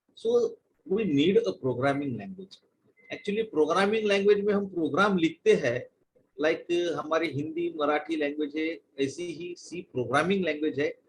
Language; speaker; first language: Hindi; non-native, local second language; Marathi